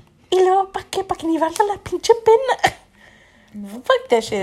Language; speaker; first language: Spanish; early bilingual, heritage; Spanish